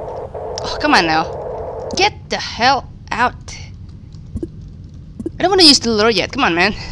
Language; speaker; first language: English; non-native, fluent; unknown